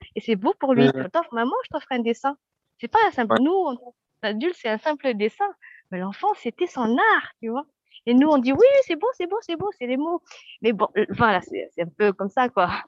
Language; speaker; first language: French; non-native, local second language; Malagasy